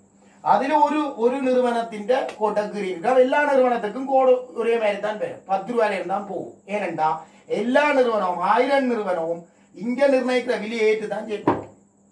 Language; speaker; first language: Tamil; native; Tamil